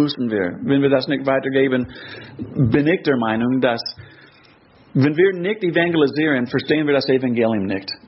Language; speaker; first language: German; non-native, fluent; English